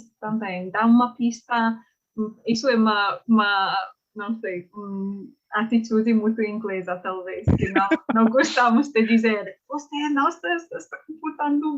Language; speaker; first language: Portuguese; non-native, learner; English